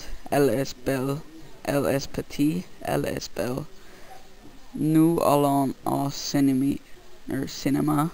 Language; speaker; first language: French; non-native, learner; English